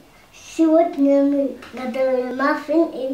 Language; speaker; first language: Russian; early bilingual, heritage; Russian